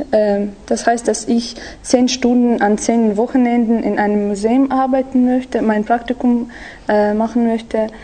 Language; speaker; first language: German; non-native, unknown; Ukrainian